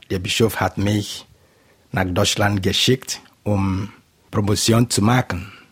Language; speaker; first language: German; non-native, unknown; Igbo